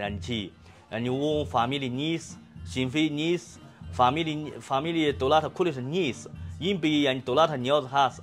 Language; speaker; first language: Persian; non-native, learner; Chinese